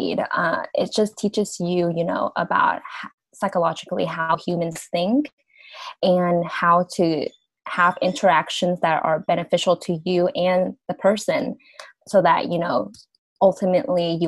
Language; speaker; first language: English; early bilingual, other home language; Vietnamese